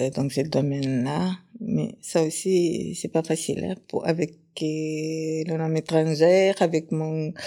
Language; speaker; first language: French; non-native, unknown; Kyrgyz